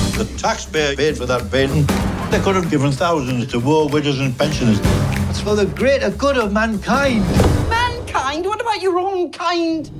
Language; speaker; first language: English; native; English